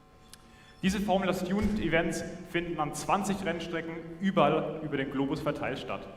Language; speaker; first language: German; native; German